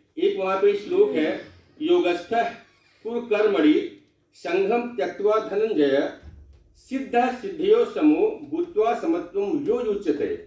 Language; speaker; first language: Hindi; non-native, local second language; Bhojpuri